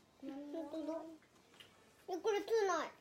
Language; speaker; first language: Japanese; native; Japanese